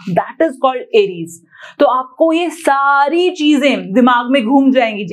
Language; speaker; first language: Hindi; native; Hindi